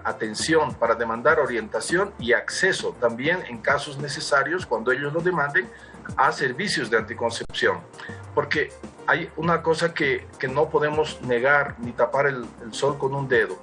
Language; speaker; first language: Spanish; native; Spanish